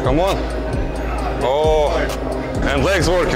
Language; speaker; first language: English; non-native, learner; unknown